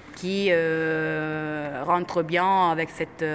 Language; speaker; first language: French; non-native, fluent; Italian